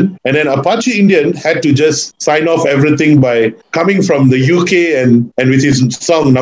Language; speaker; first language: English; non-native, local second language; Tamil